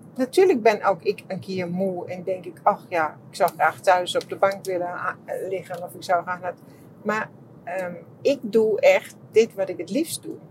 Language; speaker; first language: Dutch; non-native, fluent; Czech